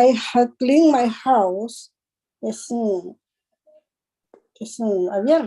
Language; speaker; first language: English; non-native, learner; Spanish